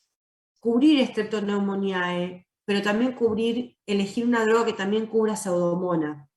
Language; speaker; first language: Spanish; native; Spanish